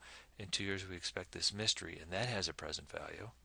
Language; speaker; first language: English; native; English